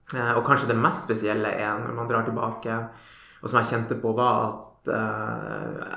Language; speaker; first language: Norwegian; native; Norwegian